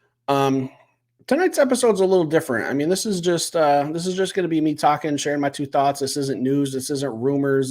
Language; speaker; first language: English; native; English